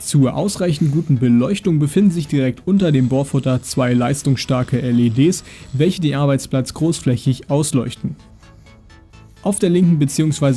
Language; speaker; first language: German; native; German